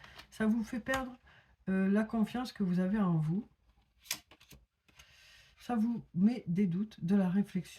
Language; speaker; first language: French; native; French